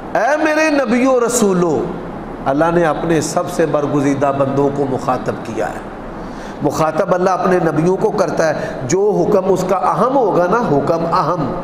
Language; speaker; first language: Urdu; non-native, local second language; Punjabi